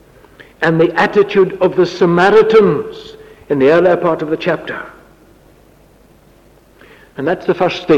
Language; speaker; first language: English; native; English